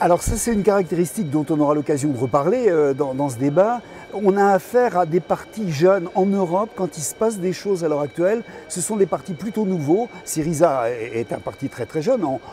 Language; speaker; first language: French; native; French